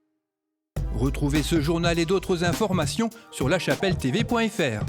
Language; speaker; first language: French; native; French